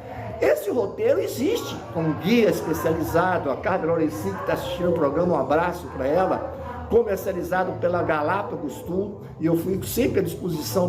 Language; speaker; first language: Portuguese; native; Portuguese